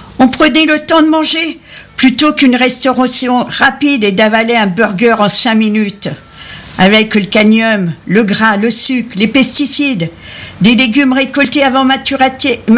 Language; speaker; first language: French; native; French